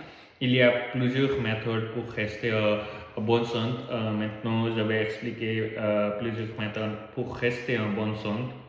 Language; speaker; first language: French; non-native, learner; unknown